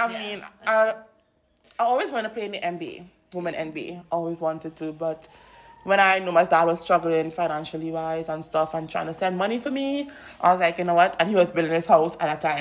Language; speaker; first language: English; native; English